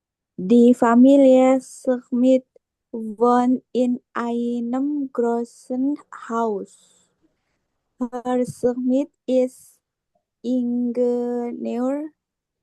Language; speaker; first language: German; non-native, learner; Indonesian